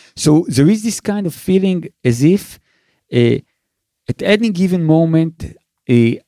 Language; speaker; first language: English; non-native, fluent; Hebrew